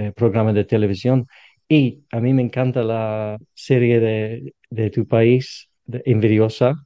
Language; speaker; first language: Spanish; non-native, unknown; English